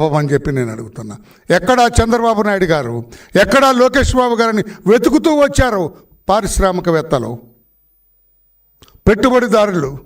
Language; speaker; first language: Telugu; native; Telugu